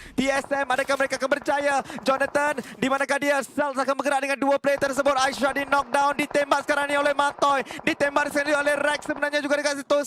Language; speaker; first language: Malay; native; Malay